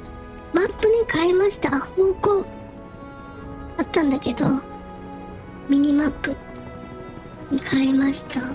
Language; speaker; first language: Japanese; native; Japanese